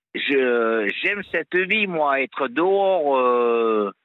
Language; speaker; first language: French; native; French